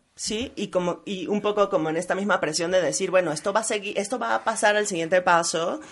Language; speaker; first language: Spanish; native; Spanish